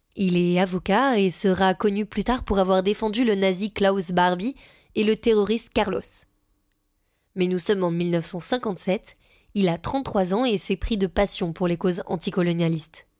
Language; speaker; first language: French; native; French